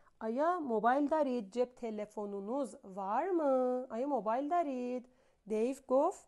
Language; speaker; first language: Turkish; non-native, fluent; Persian